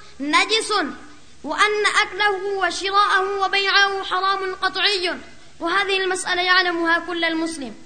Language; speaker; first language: Arabic; non-native, fluent; Urdu